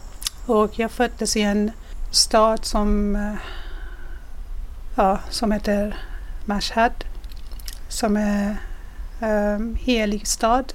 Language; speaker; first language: Swedish; non-native, fluent; Persian